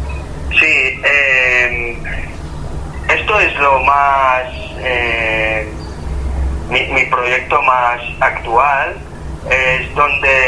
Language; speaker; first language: Spanish; non-native, fluent; Hebrew